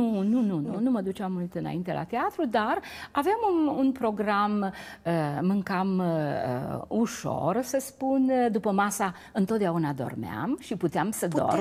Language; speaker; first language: Romanian; native; Romanian